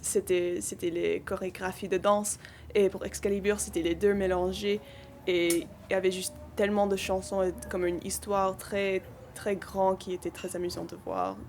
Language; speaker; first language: French; non-native, local second language; English